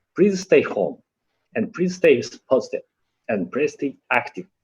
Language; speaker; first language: English; non-native, learner; Japanese